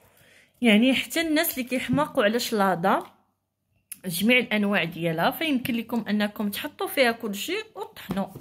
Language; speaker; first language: Arabic; native; Arabic